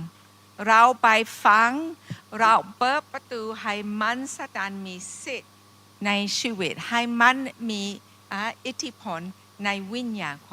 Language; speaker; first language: Thai; non-native, fluent; English